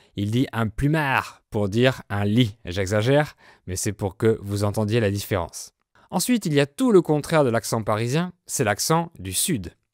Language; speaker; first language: French; native; French